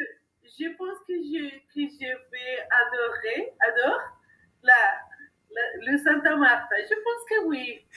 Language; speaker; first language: French; non-native, learner; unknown